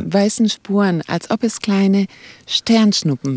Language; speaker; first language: German; native; German